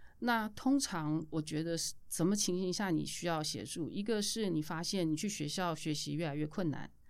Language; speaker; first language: Chinese; native; Chinese